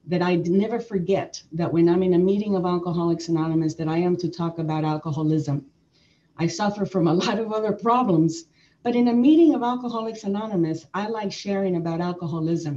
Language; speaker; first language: English; early bilingual, other home language; Spanish